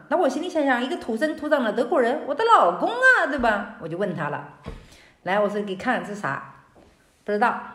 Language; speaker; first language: Chinese; native; Chinese